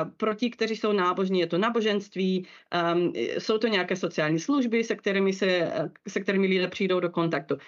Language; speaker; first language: Czech; non-native, fluent; Russian